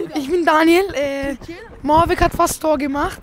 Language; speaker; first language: German; non-native, learner; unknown